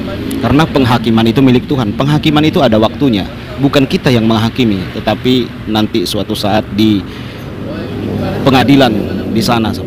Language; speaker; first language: Indonesian; native; Indonesian